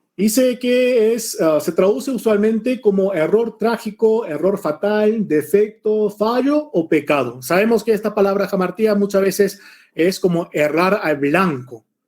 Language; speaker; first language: Spanish; early bilingual, other home language; Korean